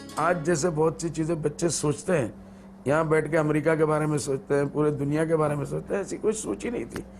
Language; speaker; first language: Hindi; non-native, local second language; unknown